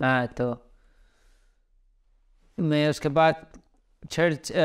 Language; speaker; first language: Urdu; early bilingual, other home language; Pashto